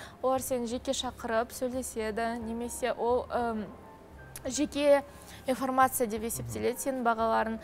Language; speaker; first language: Kazakh; native; Kazakh